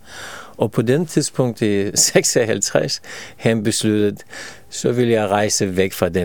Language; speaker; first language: Danish; non-native, fluent; Russian